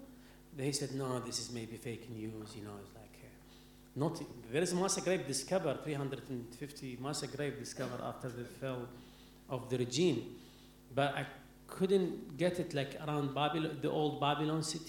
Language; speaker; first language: English; non-native, learner; Arabic